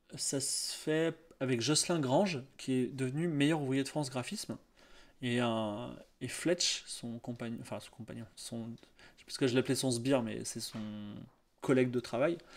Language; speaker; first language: French; native; French